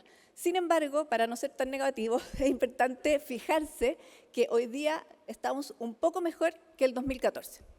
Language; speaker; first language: Spanish; native; Spanish